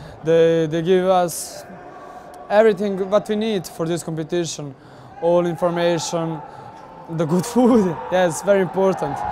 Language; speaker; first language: English; non-native, learner; Serbian